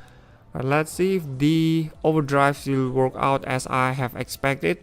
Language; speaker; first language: English; non-native, fluent; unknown